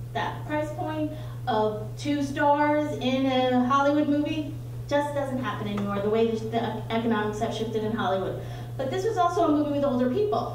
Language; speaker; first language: English; native; English